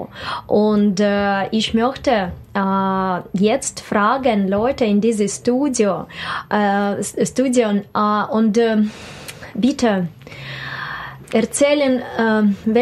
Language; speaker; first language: German; non-native, learner; Russian